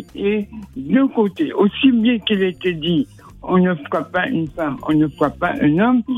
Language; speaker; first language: French; native; French